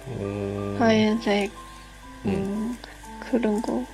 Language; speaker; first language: Korean; non-native, learner; Chinese